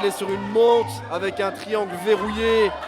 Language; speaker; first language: French; native; French